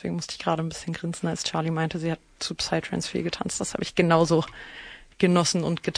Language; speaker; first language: German; native; German